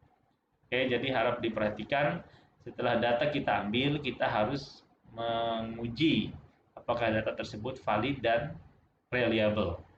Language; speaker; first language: Indonesian; native; Indonesian